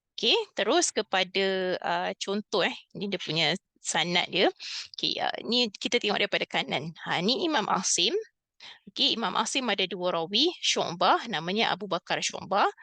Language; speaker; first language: Malay; native; Malay